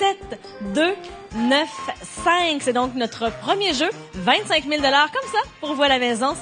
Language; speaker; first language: French; native; French